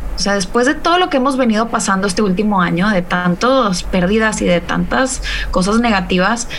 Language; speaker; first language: Spanish; native; Spanish